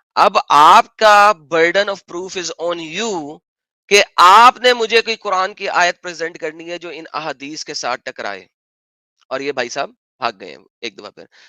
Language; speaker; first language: Urdu; non-native, local second language; Punjabi